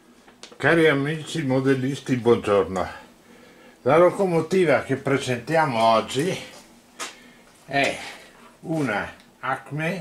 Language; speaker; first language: Italian; native; Italian